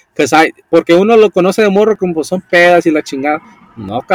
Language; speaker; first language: Spanish; early bilingual, heritage; Spanish